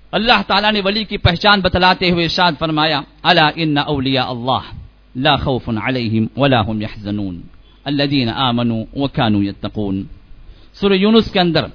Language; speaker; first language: Urdu; native; Urdu